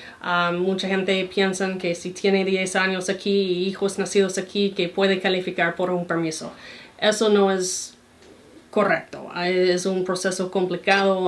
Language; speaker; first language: Spanish; non-native, fluent; English